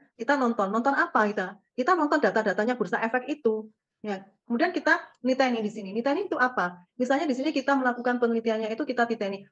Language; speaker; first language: Indonesian; native; Indonesian